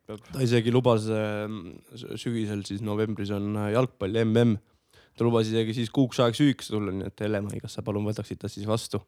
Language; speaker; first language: Estonian; native; Estonian